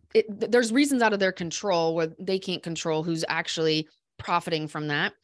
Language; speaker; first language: English; native; English